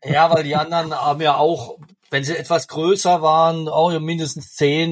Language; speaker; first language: German; native; German